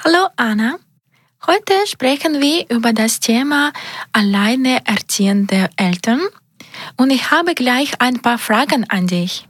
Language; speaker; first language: German; non-native, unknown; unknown